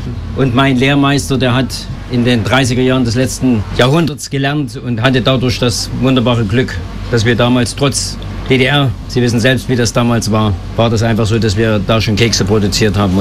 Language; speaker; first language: German; native; German